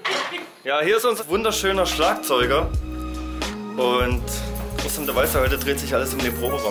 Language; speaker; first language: German; native; German